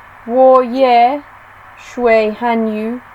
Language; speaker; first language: Chinese; non-native, learner; English